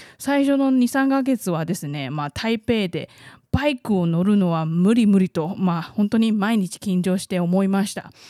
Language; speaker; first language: Japanese; non-native, fluent; Chinese